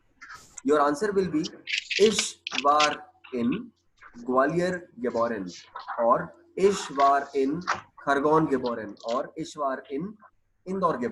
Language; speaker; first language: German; non-native, learner; Hindi